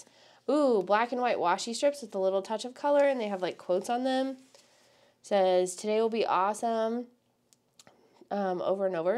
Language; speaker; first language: English; native; English